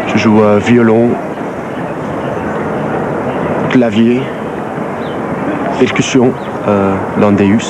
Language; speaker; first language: French; non-native, local second language; Dutch